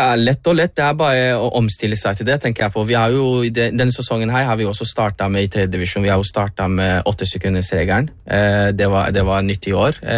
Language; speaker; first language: Norwegian; early bilingual, other home language; Somali